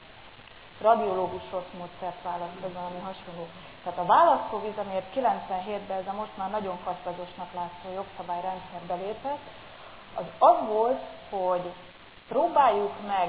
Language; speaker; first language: Hungarian; native; Hungarian